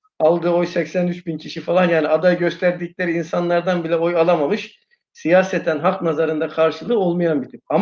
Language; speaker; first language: Turkish; non-native, fluent; Uyghur